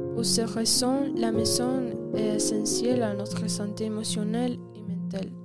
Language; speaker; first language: French; non-native, learner; Spanish